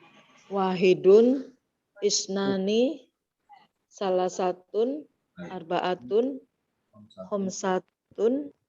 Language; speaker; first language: Arabic; non-native, learner; Indonesian